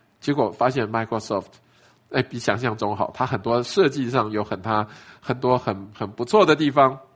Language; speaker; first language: Chinese; native; Chinese